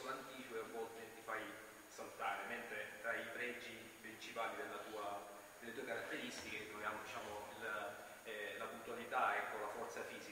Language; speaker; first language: Italian; native; Italian